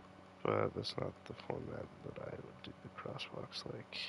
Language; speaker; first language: English; native; English